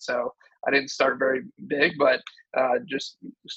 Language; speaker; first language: English; native; English